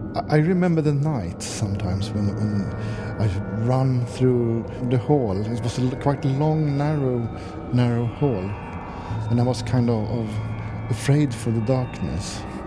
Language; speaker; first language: English; non-native, fluent; Swedish